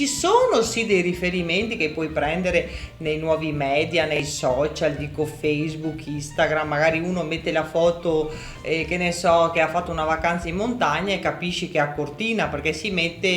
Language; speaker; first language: Italian; native; Italian